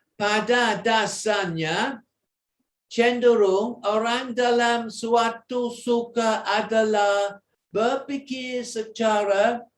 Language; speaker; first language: Indonesian; non-native, fluent; English